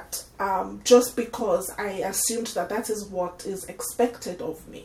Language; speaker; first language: English; non-native, local second language; Yoruba